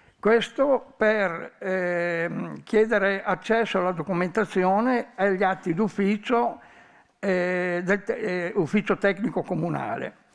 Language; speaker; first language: Italian; native; Italian